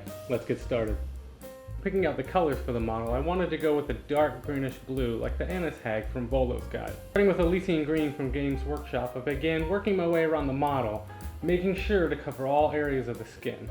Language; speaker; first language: English; native; English